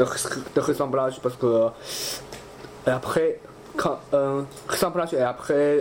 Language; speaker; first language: French; non-native, learner; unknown